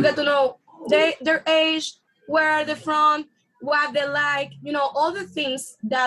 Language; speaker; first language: English; non-native, fluent; Spanish